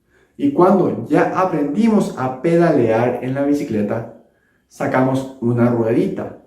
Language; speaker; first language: Spanish; non-native, local second language; Japanese